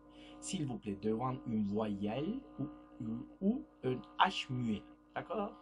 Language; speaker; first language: French; non-native, fluent; Turkish